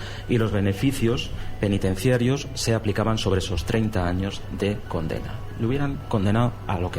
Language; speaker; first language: Spanish; native; Spanish